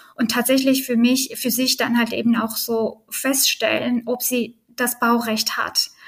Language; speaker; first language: German; non-native, fluent; Armenian